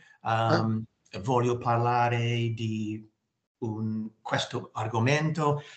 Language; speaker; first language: Italian; non-native, learner; English